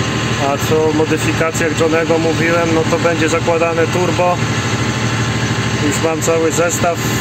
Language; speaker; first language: Polish; native; Polish